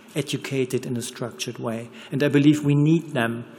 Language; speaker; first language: English; non-native, fluent; German